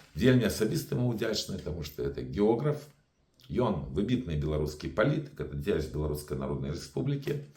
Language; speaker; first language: Belarusian; non-native, local second language; Russian